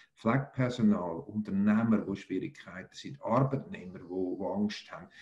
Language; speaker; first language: German; native; German